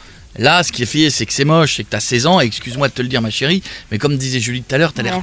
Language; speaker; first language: French; native; French